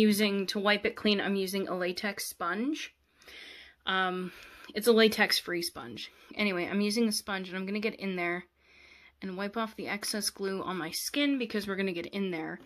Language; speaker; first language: English; native; English